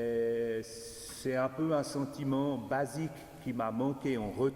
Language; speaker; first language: French; native; French